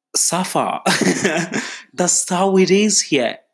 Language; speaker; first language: English; non-native, local second language; Xhosa